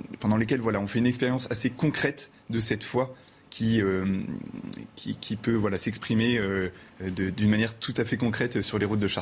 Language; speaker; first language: French; native; French